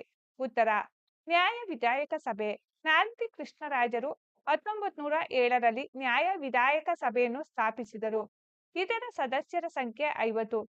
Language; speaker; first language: Kannada; native; Kannada